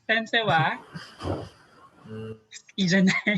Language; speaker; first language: Japanese; non-native, learner; Filipino